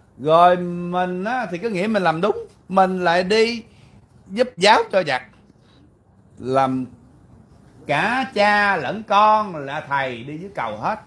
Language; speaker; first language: Vietnamese; early bilingual, heritage; Vietnamese